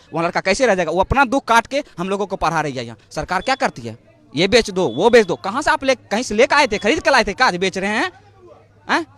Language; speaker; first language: Hindi; native; Hindi